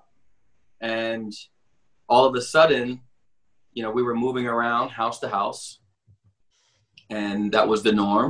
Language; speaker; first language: English; native; English